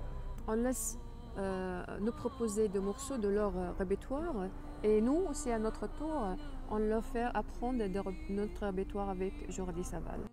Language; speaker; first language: French; non-native, fluent; Arabic